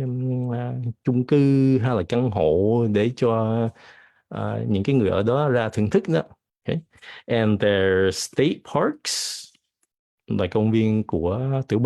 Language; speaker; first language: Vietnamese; early bilingual, heritage; Vietnamese